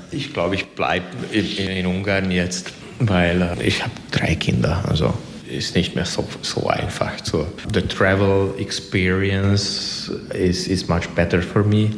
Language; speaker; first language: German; non-native, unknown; Hungarian